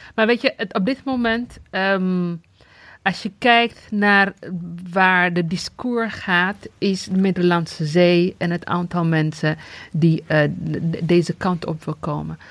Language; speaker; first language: Dutch; non-native, fluent; Tigrinya